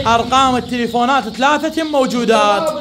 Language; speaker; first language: Arabic; native; Arabic